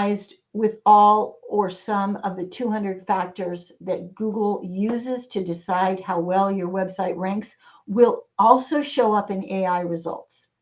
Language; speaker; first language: English; native; English